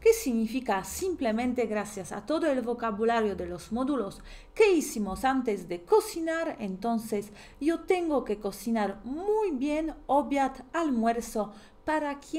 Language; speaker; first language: Spanish; non-native, fluent; Polish